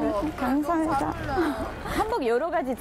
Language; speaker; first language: Korean; non-native, learner; Italian